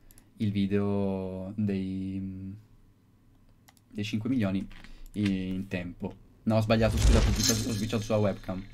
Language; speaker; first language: Italian; native; Italian